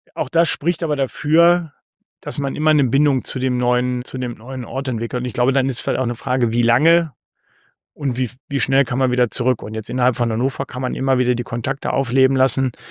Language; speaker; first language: German; native; German